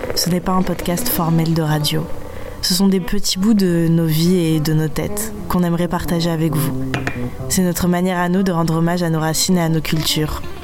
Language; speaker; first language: French; native; French